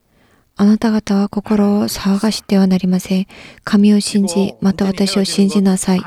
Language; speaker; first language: Japanese; non-native, learner; Korean